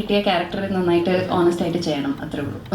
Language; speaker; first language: Malayalam; early bilingual, heritage; Malayalam